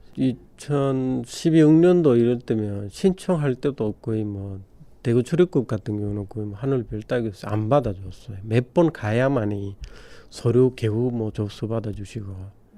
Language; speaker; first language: Korean; non-native, fluent; Bangla